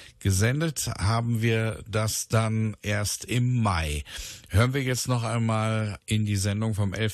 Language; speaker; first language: German; native; German